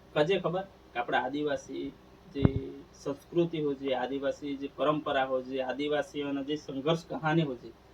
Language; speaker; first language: Gujarati; non-native, local second language; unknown